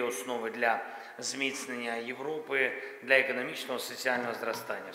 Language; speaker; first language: Ukrainian; non-native, local second language; Russian